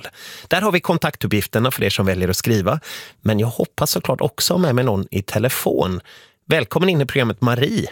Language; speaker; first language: Swedish; native; Swedish